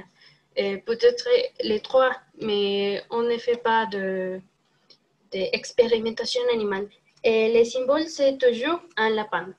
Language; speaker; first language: French; non-native, learner; Spanish